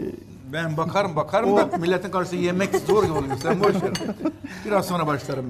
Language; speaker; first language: Turkish; native; Turkish